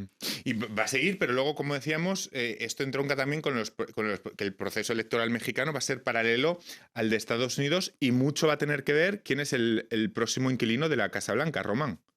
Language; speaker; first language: Spanish; native; Spanish